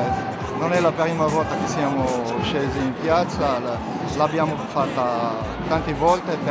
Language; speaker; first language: Italian; non-native, fluent; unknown